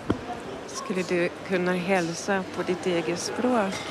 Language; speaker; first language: Swedish; non-native, fluent; Polish